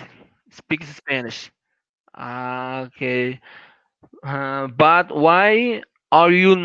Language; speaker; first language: English; non-native, learner; Portuguese